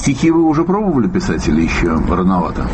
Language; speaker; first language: Russian; native; Russian